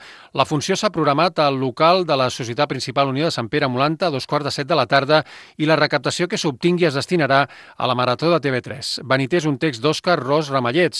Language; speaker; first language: Catalan; native; Catalan